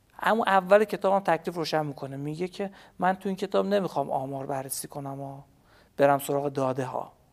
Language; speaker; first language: Persian; native; Persian